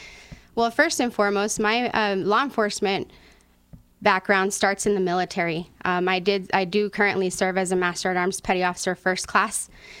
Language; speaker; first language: English; non-native, local second language; Spanish